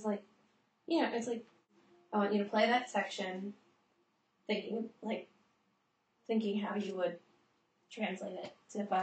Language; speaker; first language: English; native; English